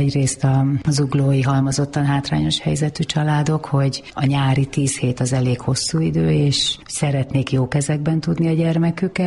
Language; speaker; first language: Hungarian; native; Hungarian